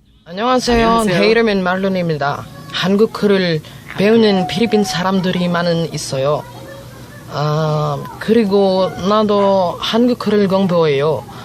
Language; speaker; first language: Korean; non-native, learner; Filipino